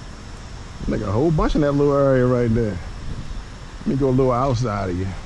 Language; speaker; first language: English; native; English